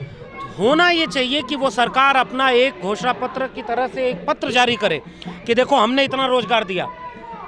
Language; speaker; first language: Hindi; native; Hindi